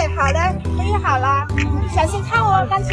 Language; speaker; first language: Chinese; native; Chinese